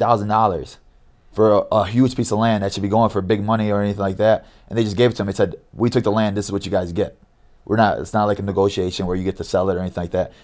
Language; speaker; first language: English; native; English